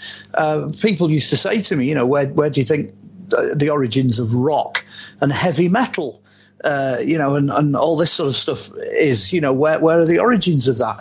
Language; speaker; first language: English; native; English